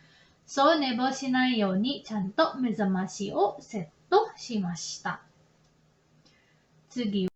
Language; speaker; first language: Japanese; non-native, learner; Filipino